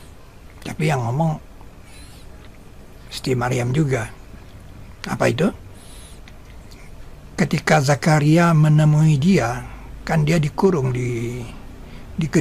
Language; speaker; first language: Indonesian; native; Indonesian